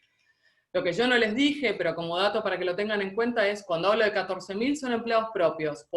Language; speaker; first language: Spanish; native; Spanish